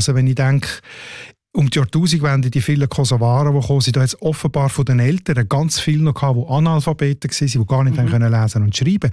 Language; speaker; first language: German; native; German